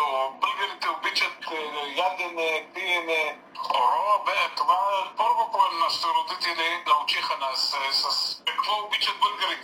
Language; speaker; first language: Bulgarian; early bilingual, heritage; Bulgarian